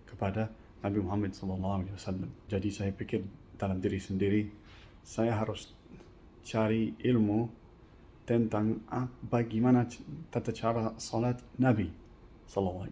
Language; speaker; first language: Indonesian; non-native, fluent; English